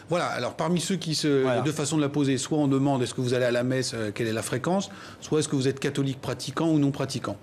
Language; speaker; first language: French; native; French